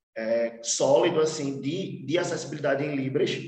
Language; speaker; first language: Portuguese; native; Portuguese